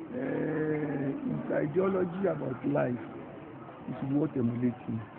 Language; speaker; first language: English; non-native, local second language; Yoruba